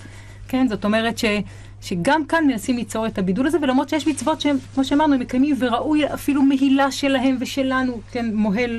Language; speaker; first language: Hebrew; native; Hebrew